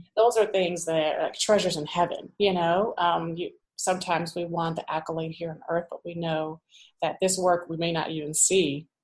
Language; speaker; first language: English; native; English